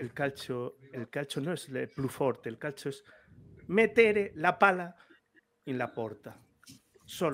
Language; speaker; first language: Italian; non-native, learner; Spanish